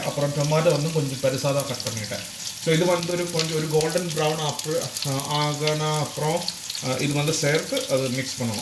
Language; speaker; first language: Tamil; non-native, learner; Malayalam